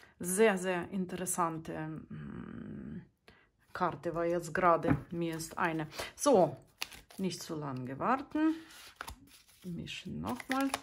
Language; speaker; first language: German; non-native, fluent; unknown